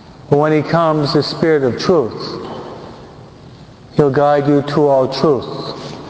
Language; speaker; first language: English; native; English